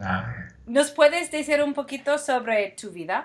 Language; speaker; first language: Spanish; non-native, fluent; English